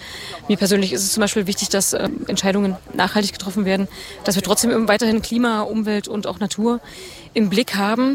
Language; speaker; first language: German; native; German